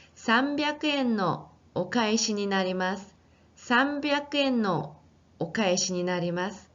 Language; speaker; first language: Japanese; non-native, fluent; Korean